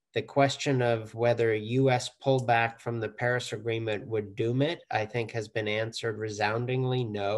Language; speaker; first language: English; native; English